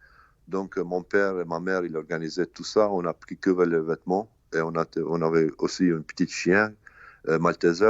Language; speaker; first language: French; non-native, learner; Albanian